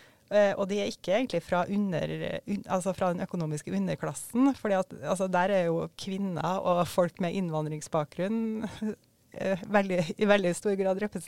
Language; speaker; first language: Norwegian; native; Norwegian